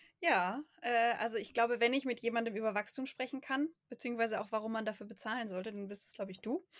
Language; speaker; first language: German; native; German